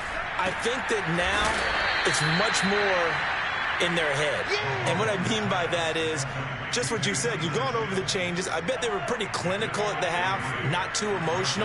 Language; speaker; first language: English; native; English